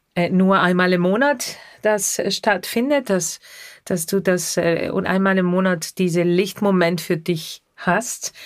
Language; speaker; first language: German; non-native, fluent; Spanish